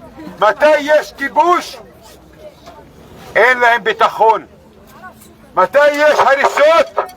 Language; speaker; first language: Hebrew; non-native, local second language; Arabic